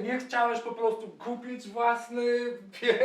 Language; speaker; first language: Polish; non-native, learner; English